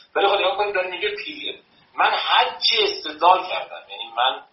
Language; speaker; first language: Persian; native; Persian